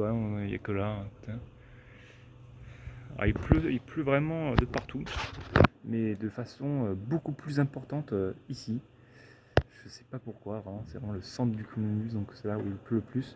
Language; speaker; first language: French; native; French